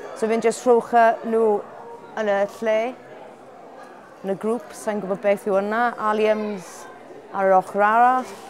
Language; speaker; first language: Welsh; non-native, learner; English